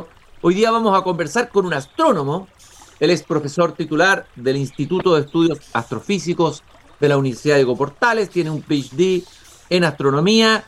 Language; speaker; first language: Spanish; native; Spanish